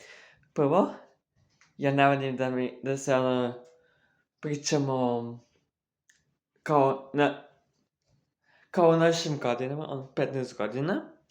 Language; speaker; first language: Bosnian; early bilingual, heritage; Serbian